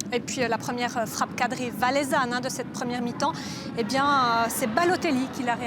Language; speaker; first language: French; native; French